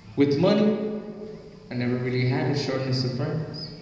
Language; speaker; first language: English; native; English